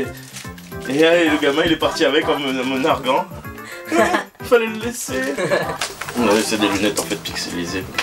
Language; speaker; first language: French; native; French